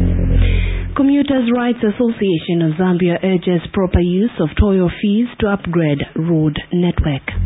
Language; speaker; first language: English; non-native, local second language; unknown